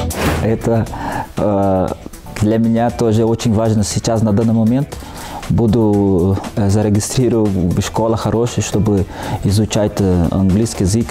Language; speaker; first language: Russian; non-native, fluent; Portuguese